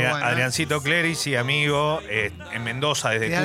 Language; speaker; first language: Spanish; native; Spanish